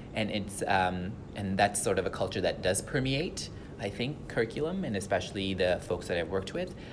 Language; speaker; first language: English; non-native, local second language; Tamil